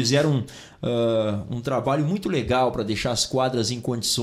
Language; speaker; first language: Portuguese; native; Portuguese